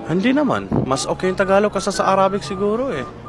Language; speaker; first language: Filipino; non-native, fluent; Arabic